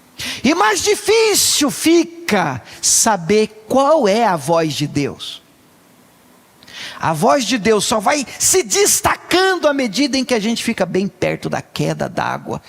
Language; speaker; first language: Portuguese; native; Portuguese